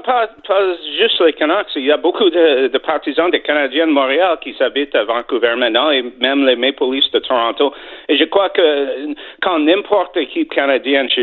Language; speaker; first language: French; non-native, fluent; English